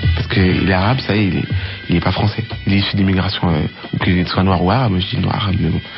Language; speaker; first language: French; early bilingual, other home language; Arabic